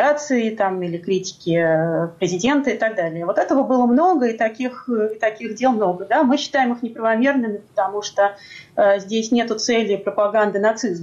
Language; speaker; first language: Russian; native; Russian